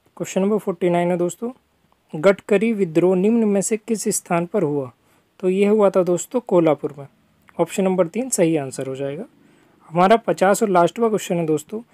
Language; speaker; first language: Hindi; native; Hindi